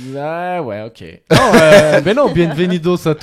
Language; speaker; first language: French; native; French